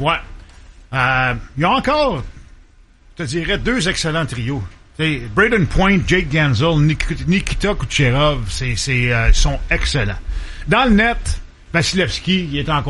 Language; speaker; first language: French; native; French